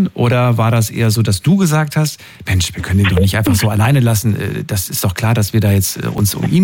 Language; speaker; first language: German; native; German